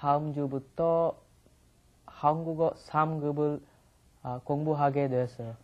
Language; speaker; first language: Korean; non-native, learner; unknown